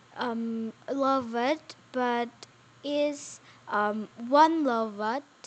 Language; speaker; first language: English; non-native, learner; Korean